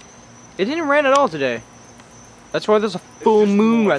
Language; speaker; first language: English; native; English